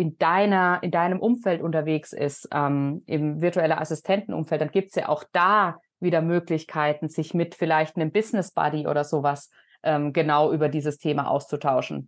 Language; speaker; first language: German; native; German